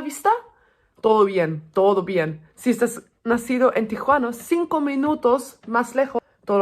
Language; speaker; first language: Spanish; non-native, fluent; German